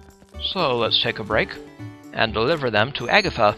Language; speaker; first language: English; native; English